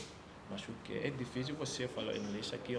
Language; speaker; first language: Portuguese; non-native, learner; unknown